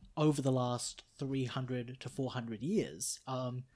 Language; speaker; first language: English; native; English